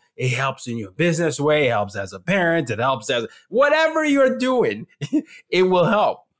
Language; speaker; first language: English; non-native, local second language; Yoruba